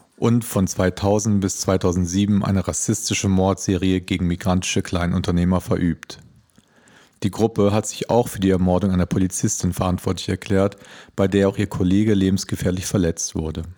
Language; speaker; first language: German; native; German